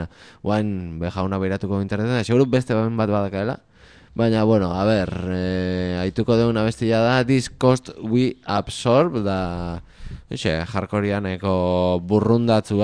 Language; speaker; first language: Basque; native; Basque